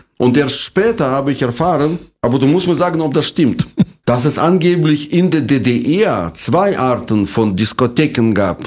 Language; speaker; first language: German; non-native, fluent; Russian